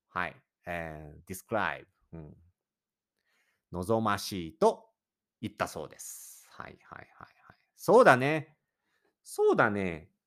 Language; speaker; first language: Japanese; native; Japanese